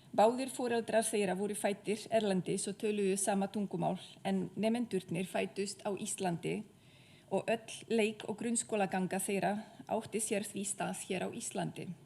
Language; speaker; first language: Icelandic; non-native, fluent; Czech